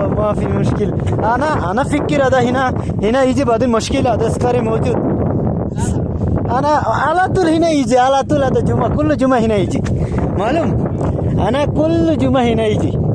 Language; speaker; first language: Arabic; non-native, learner; Bangla